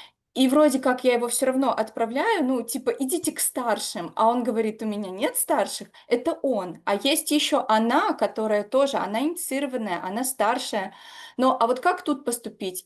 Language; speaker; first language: Russian; native; Russian